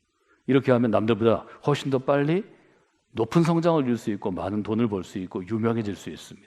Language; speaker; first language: Korean; native; Korean